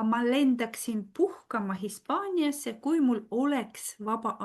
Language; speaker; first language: Estonian; non-native, fluent; Russian